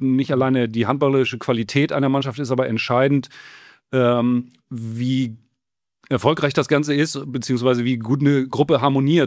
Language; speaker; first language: German; native; German